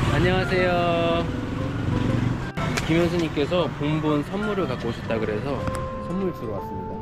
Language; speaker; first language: Korean; native; Korean